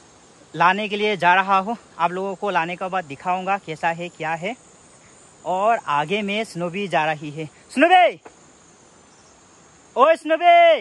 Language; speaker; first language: Hindi; non-native, local second language; Garo